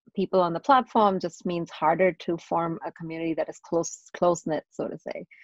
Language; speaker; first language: English; non-native, local second language; Tamil